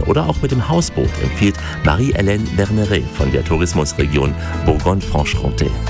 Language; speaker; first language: German; native; German